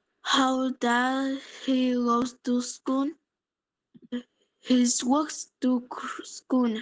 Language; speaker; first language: English; non-native, learner; Polish